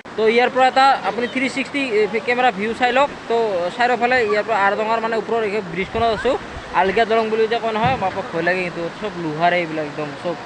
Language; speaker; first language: Assamese; native; Assamese